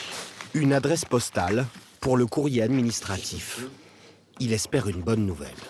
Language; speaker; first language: French; native; French